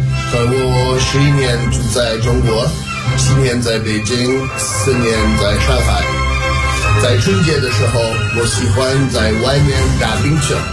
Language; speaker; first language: Chinese; non-native, learner; English